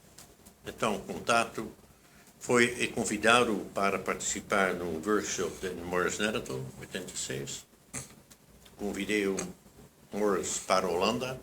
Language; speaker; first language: Portuguese; non-native, fluent; Dutch